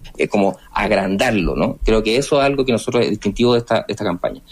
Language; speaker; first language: Spanish; native; Spanish